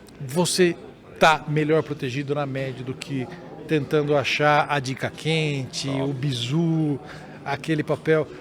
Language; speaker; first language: Portuguese; native; Portuguese